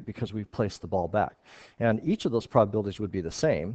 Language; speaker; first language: English; native; English